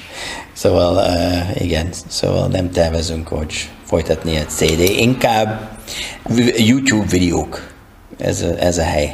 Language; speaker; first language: Hungarian; non-native, learner; English